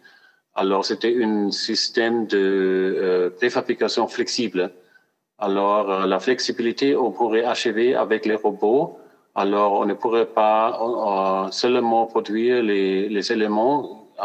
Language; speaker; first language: French; non-native, fluent; German